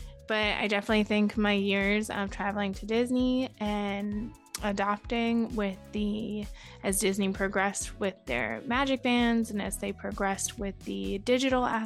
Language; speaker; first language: English; native; English